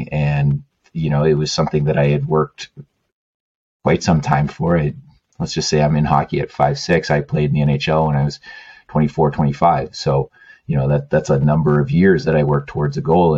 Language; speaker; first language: English; native; English